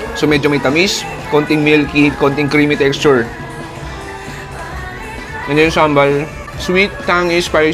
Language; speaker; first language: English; non-native, local second language; Filipino